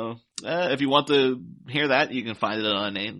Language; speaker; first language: English; native; English